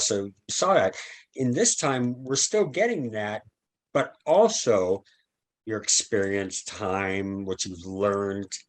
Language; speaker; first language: English; native; English